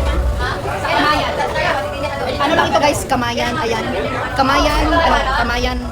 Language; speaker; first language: Filipino; non-native, local second language; Cebuano